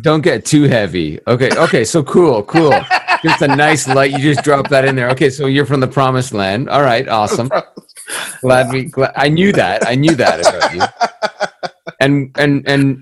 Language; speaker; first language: English; native; English